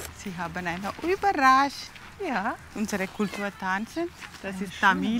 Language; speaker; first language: German; non-native, learner; Tamil